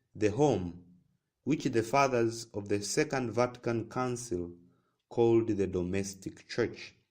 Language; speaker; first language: English; non-native, local second language; Swahili